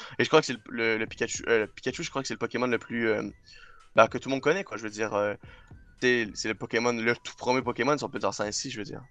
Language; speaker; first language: French; non-native, local second language; English